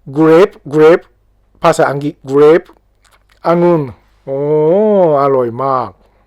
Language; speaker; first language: Thai; non-native, learner; Japanese